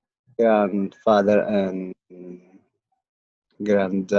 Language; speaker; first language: English; non-native, learner; Spanish